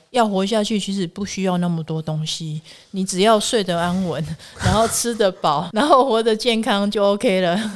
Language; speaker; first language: Chinese; native; Chinese